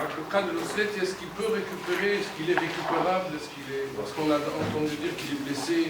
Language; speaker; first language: French; non-native, local second language; Arabic